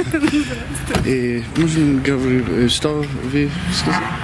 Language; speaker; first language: Russian; non-native, learner; English